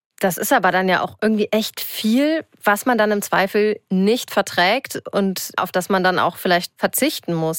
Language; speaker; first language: German; native; German